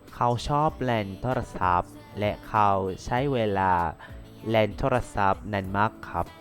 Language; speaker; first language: Thai; non-native, learner; Malay